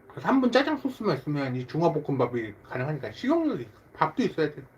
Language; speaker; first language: Korean; native; Korean